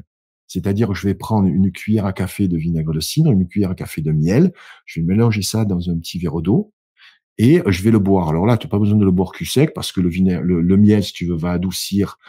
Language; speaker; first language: French; native; French